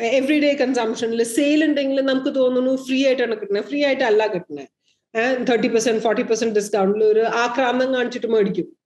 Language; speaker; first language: Malayalam; early bilingual, heritage; Malayalam